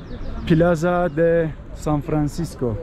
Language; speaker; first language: Spanish; non-native, learner; Turkish